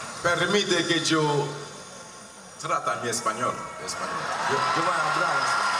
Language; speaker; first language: Spanish; non-native, learner; Haitian Creole